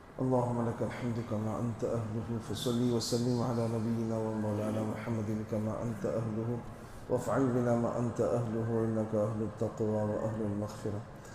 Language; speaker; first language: Urdu; non-native, local second language; Konkani